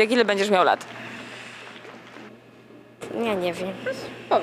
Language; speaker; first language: Polish; native; Polish